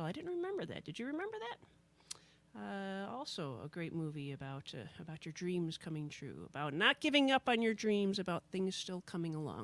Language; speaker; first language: English; native; English